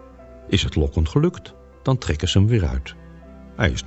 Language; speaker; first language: Dutch; native; Dutch